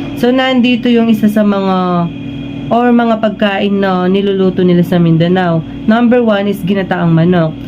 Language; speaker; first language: Filipino; non-native, local second language; Pampanga